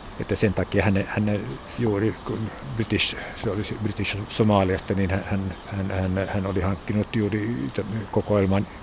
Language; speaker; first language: Finnish; non-native, local second language; Swedish